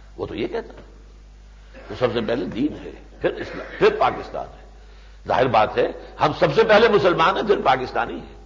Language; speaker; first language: Urdu; native; Urdu